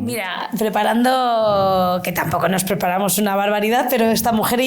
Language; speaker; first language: Spanish; native; Spanish